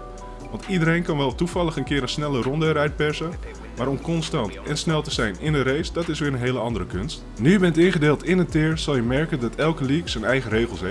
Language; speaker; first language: Dutch; native; Dutch